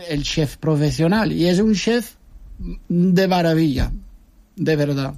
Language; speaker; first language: Spanish; non-native, fluent; Dutch